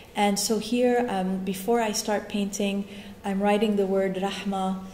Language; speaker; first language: English; non-native, local second language; Arabic